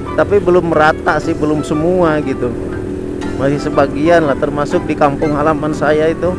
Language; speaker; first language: Indonesian; non-native, local second language; Sundanese